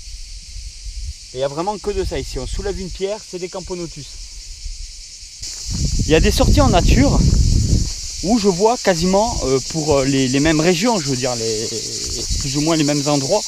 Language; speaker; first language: French; native; French